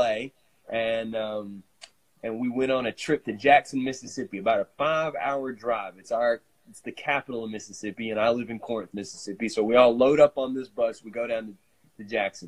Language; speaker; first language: English; native; English